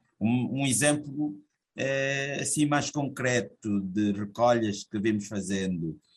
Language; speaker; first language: Portuguese; native; Portuguese